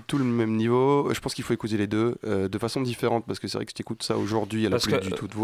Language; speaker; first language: French; native; French